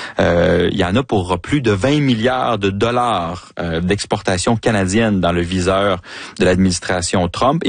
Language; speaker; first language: French; native; French